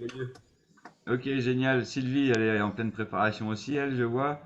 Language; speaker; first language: French; native; French